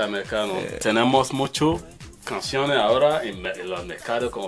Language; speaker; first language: Spanish; non-native, learner; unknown